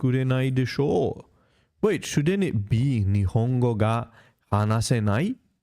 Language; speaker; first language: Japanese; non-native, learner; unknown